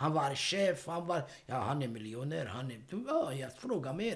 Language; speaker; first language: Swedish; non-native, learner; Romany